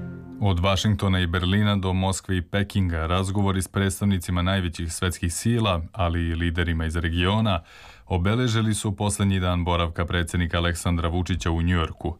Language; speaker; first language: Serbian; native; Serbian